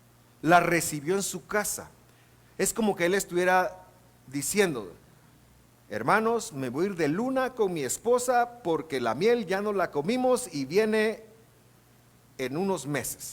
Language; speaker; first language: Spanish; native; Spanish